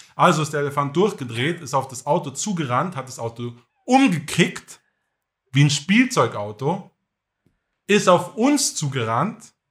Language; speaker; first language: German; native; German